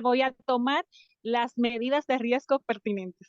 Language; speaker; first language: Spanish; native; Spanish